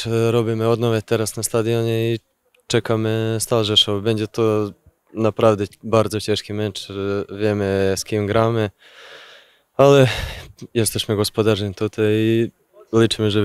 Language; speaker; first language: Polish; non-native, fluent; Serbian